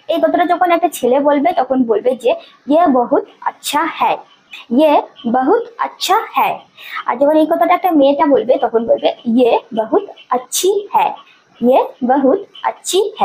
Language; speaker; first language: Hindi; non-native, fluent; Bangla